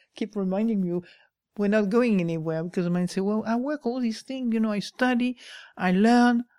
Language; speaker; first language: English; non-native, fluent; French